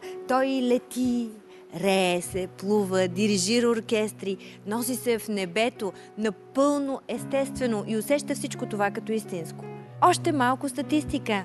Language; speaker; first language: Bulgarian; native; Bulgarian